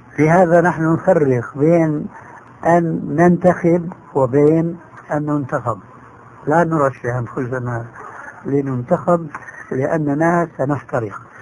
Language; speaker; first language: Arabic; early bilingual, other home language; Albanian